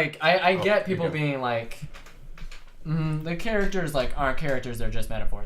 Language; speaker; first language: English; native; English